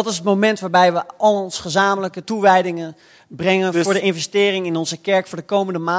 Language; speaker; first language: Dutch; native; Dutch